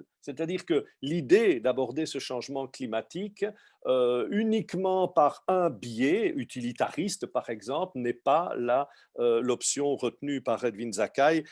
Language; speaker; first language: French; native; French